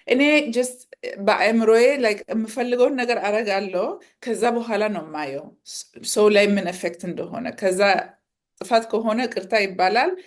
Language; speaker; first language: Amharic; early bilingual, heritage; Amharic